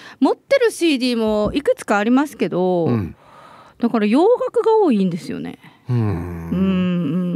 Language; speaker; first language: Japanese; native; Japanese